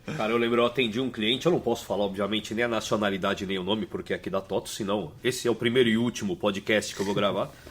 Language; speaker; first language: Portuguese; native; Portuguese